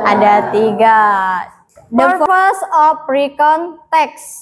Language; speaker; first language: English; non-native, learner; Indonesian